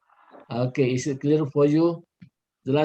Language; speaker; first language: English; non-native, learner; Indonesian